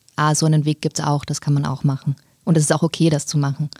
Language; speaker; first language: German; native; German